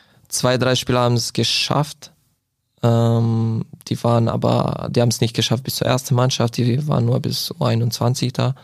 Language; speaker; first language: German; non-native, fluent; Croatian